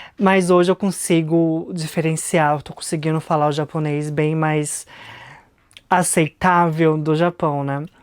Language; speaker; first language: Portuguese; early bilingual, heritage; Portuguese